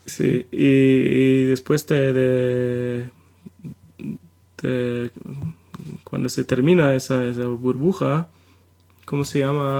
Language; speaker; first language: Spanish; non-native, fluent; German